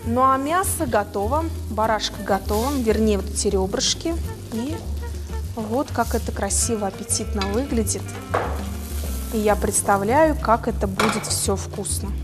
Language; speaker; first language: Russian; native; Russian